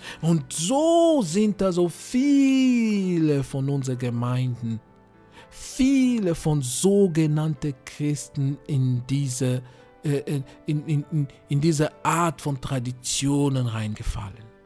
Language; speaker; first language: German; non-native, fluent; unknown